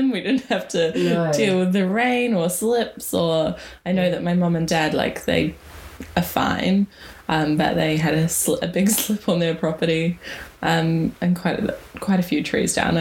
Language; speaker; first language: English; native; English